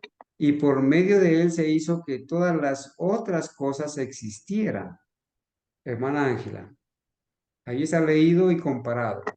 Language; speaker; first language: Spanish; native; Spanish